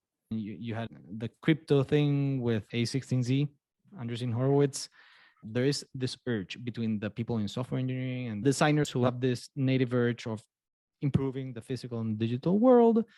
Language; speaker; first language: English; non-native, fluent; Spanish